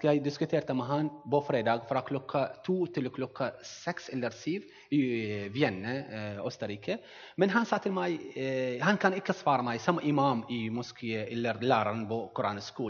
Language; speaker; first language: Norwegian; non-native, learner; Arabic